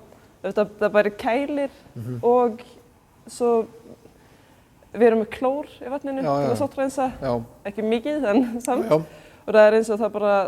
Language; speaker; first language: Icelandic; non-native, fluent; Swedish